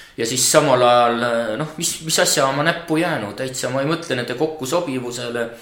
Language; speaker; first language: Estonian; native; Estonian